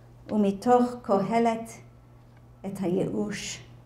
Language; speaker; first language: Hebrew; non-native, fluent; English